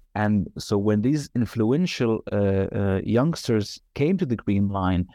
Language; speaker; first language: English; non-native, fluent; Arabic